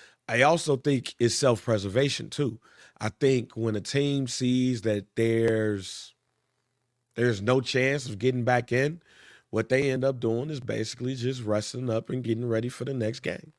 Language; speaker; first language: English; native; English